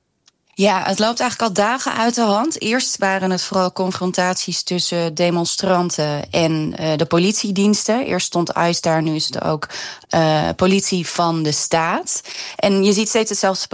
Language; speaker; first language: Dutch; native; Dutch